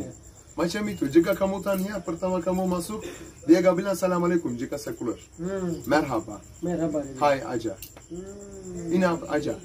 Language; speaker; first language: Indonesian; non-native, learner; Kurdish